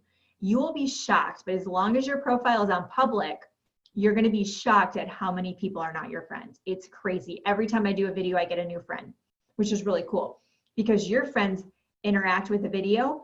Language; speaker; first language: English; native; English